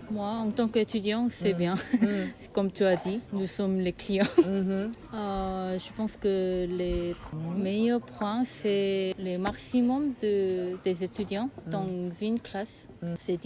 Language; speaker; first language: French; non-native, learner; Korean